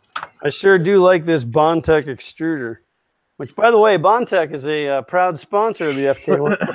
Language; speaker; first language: English; native; English